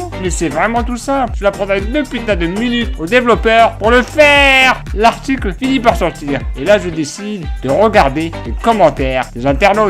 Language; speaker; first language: French; native; French